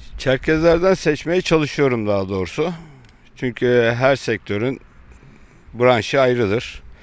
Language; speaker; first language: Turkish; native; Turkish